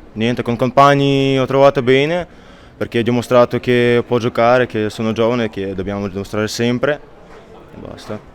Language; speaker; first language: Italian; non-native, learner; Ukrainian